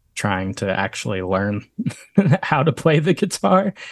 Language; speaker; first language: English; native; English